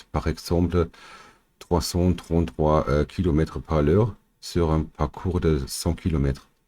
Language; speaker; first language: French; non-native, learner; German